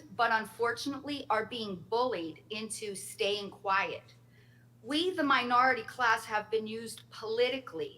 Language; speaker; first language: English; native; English